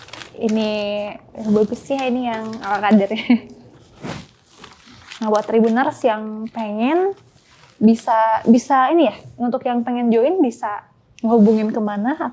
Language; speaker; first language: Indonesian; native; Indonesian